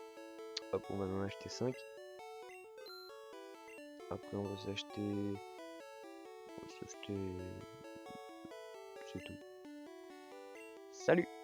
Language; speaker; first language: French; native; French